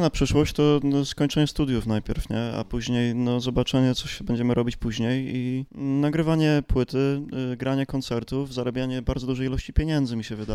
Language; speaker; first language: Polish; native; Polish